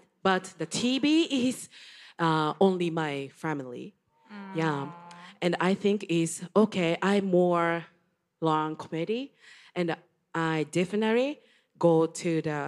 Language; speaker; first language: English; non-native, learner; Japanese